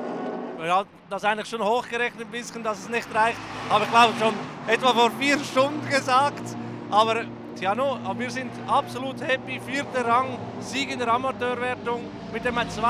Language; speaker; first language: German; native; German